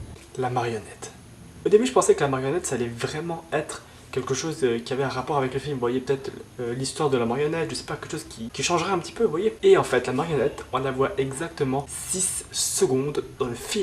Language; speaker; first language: French; native; French